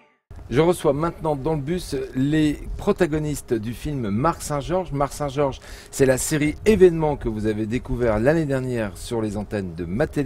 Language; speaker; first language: French; native; French